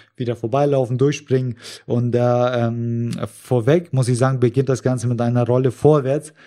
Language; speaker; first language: German; early bilingual, other home language; Russian